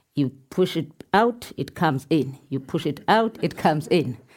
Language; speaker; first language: English; non-native, local second language; Xhosa